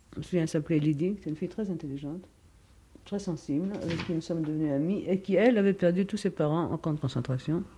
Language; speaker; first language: French; non-native, fluent; Greek